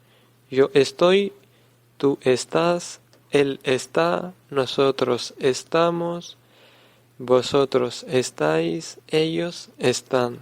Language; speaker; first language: Spanish; non-native, learner; Urdu